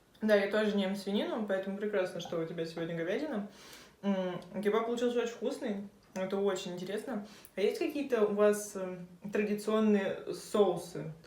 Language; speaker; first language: Russian; native; Russian